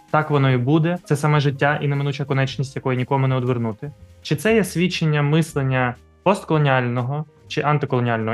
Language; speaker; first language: Ukrainian; native; Ukrainian